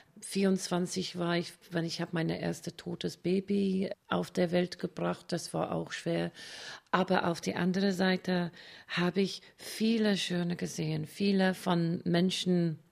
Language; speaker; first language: German; non-native, fluent; English